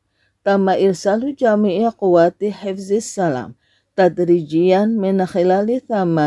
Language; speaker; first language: Arabic; non-native, fluent; Indonesian